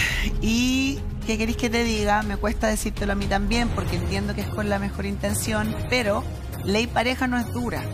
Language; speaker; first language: Spanish; native; Spanish